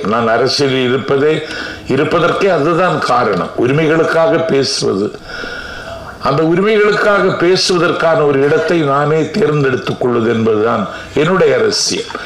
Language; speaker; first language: Tamil; native; Tamil